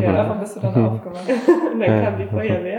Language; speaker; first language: German; native; German